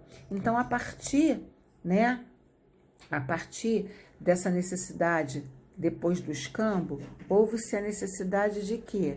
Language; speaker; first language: Portuguese; native; Portuguese